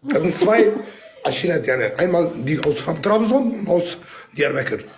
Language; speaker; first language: German; non-native, local second language; Kurdish